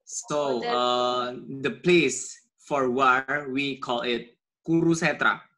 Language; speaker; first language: English; non-native, learner; Indonesian